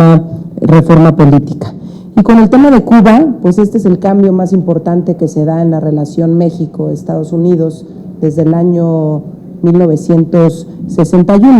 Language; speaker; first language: Spanish; native; Spanish